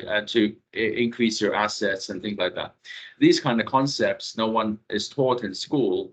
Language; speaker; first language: English; non-native, fluent; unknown